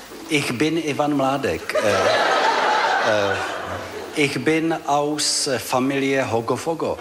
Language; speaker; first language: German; non-native, learner; Czech